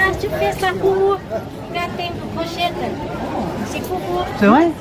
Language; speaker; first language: French; non-native, learner; Thai